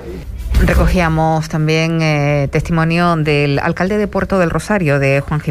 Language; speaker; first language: Spanish; native; Spanish